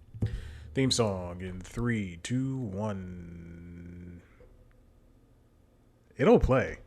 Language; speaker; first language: English; native; English